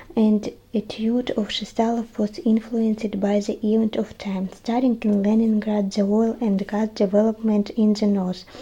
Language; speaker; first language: English; non-native, learner; Russian